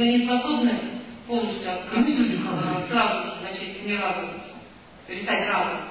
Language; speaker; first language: Russian; native; Russian